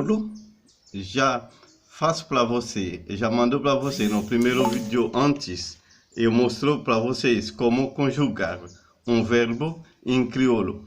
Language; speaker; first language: Portuguese; non-native, learner; Haitian Creole